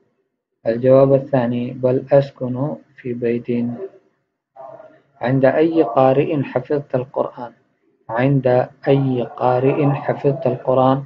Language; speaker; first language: Arabic; non-native, fluent; Urdu